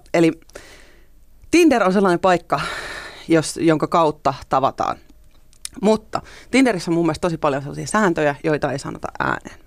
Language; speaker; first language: Finnish; native; Finnish